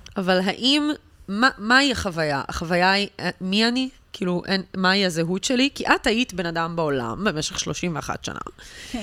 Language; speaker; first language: Hebrew; native; Hebrew